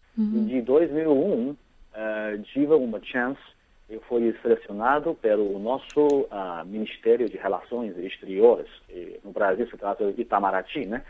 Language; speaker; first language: Portuguese; non-native, fluent; Chinese